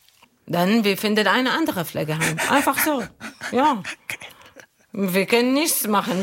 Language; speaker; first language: German; non-native, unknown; Arabic